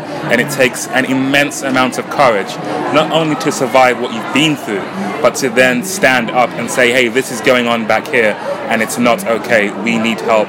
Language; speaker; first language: English; non-native, local second language; Ganda